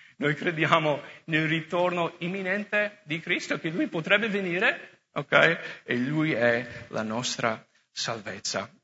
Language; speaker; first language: Italian; non-native, fluent; English